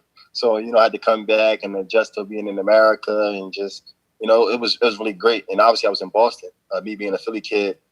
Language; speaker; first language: English; native; English